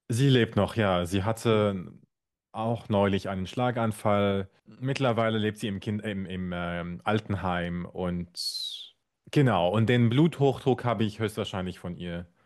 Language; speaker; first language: German; non-native, fluent; Arabic